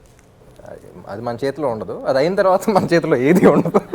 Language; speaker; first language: Telugu; native; Telugu